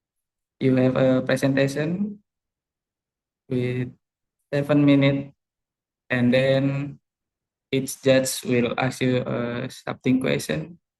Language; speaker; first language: English; non-native, learner; Indonesian